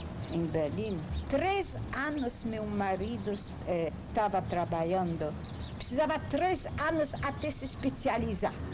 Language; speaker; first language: Portuguese; non-native, fluent; German